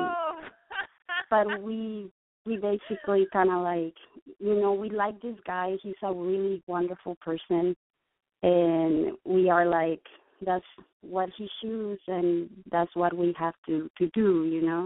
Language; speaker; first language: English; non-native, fluent; Spanish